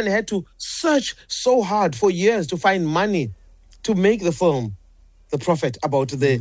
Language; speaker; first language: English; non-native, local second language; Zulu